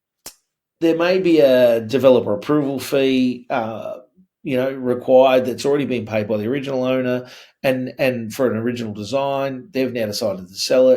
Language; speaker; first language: English; native; English